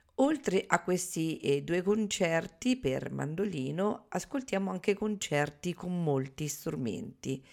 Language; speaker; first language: Italian; native; Italian